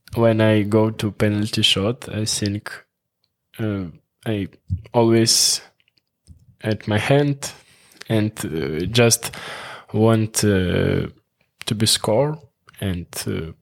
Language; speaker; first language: English; non-native, learner; Russian